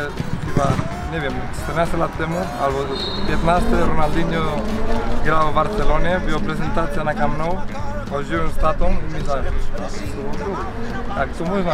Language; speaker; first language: Polish; non-native, learner; Spanish